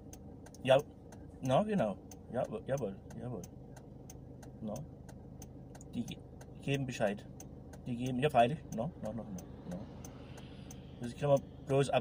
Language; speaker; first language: German; native; German